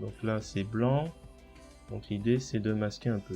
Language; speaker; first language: French; native; French